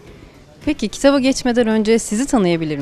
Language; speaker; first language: Turkish; native; Turkish